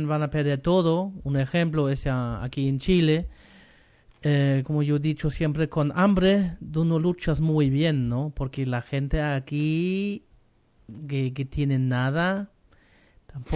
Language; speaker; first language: Spanish; non-native, learner; German